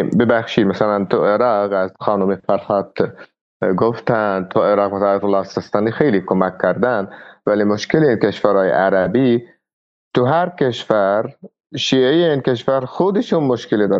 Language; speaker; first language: Persian; non-native, fluent; Arabic